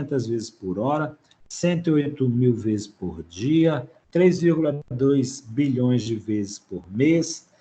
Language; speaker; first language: Portuguese; native; Portuguese